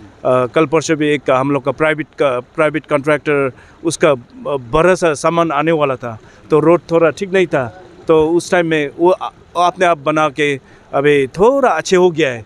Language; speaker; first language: Hindi; non-native, learner; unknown